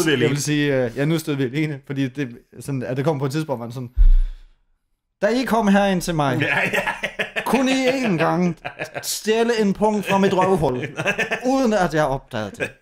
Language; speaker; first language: Danish; native; Danish